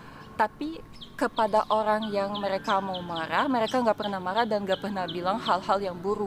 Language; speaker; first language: Indonesian; non-native, fluent; Russian